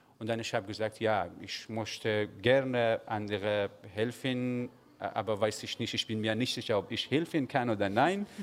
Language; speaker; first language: German; non-native, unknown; Persian